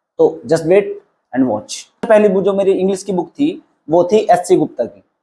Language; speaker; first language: Hindi; native; Hindi